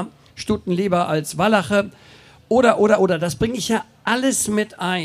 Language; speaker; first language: German; native; German